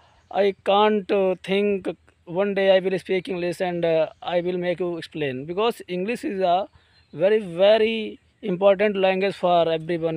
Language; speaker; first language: English; non-native, learner; Hindi